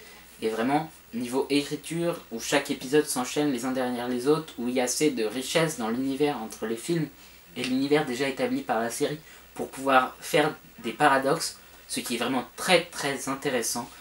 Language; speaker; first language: French; native; French